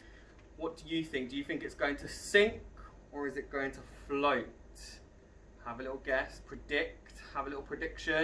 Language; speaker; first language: English; native; English